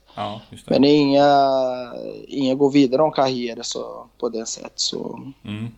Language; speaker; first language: Swedish; non-native, learner; Portuguese